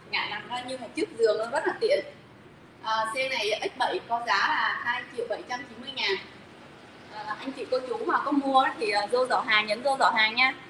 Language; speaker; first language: Vietnamese; native; Vietnamese